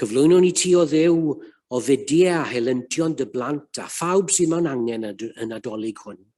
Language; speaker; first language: Welsh; native; Welsh